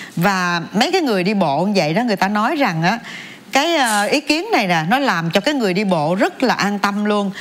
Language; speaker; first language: Vietnamese; native; Vietnamese